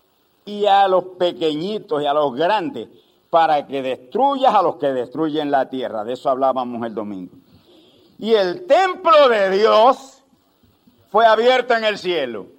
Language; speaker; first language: Spanish; native; Spanish